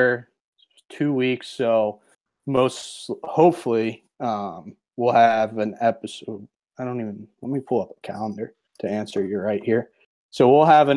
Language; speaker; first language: English; native; English